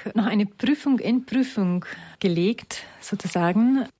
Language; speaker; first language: German; non-native, fluent; Romanian